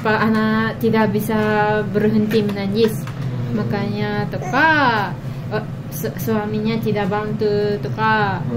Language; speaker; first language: Indonesian; non-native, learner; Japanese